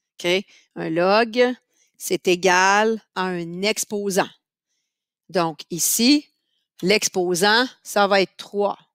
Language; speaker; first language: French; native; French